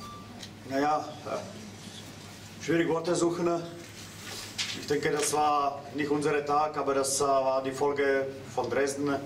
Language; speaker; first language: German; non-native, learner; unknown